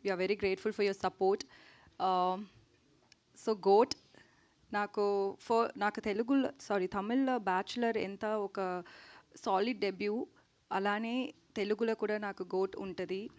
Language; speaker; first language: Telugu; non-native, learner; Tamil